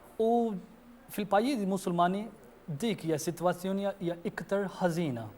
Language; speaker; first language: Maltese; non-native, fluent; Urdu